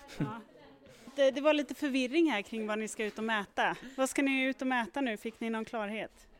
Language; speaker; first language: Swedish; native; Swedish